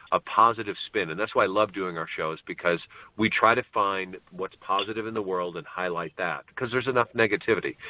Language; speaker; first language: English; native; English